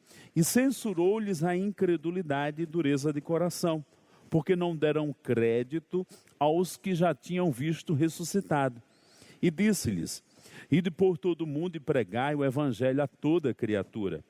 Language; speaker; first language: Portuguese; native; Portuguese